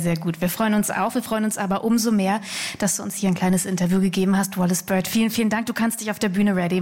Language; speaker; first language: German; native; German